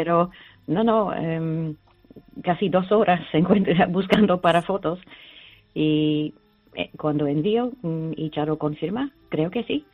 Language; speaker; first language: Spanish; non-native, learner; English